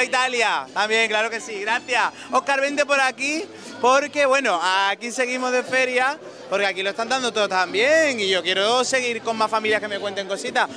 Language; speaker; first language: Spanish; native; Spanish